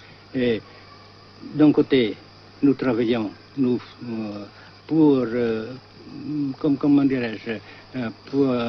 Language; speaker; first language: French; non-native, local second language; Vietnamese